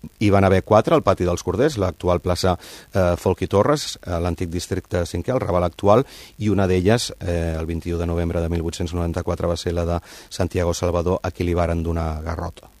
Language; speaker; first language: Catalan; native; Catalan